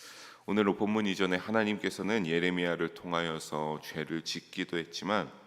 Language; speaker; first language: Korean; native; Korean